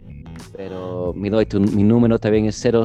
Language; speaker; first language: Spanish; early bilingual, heritage; English